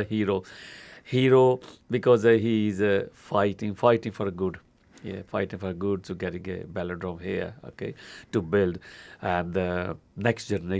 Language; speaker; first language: English; non-native, local second language; Punjabi